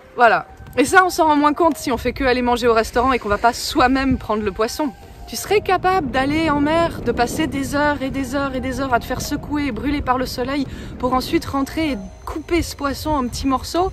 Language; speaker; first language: French; native; French